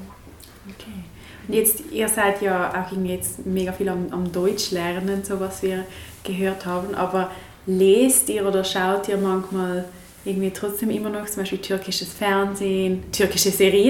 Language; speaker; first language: German; native; German